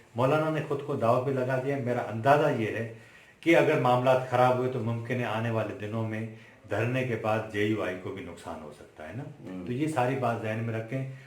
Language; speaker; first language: Urdu; non-native, local second language; Sindhi